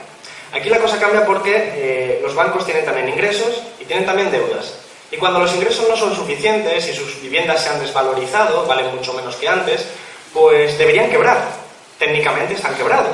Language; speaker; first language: Spanish; native; Spanish